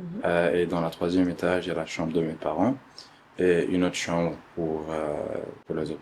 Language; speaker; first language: French; early bilingual, other home language; Arabic